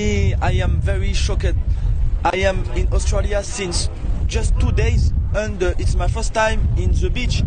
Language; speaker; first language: English; non-native, learner; French